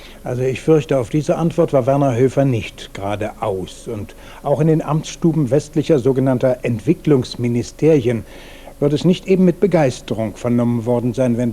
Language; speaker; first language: German; native; German